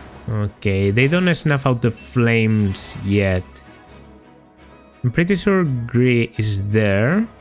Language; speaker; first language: English; non-native, fluent; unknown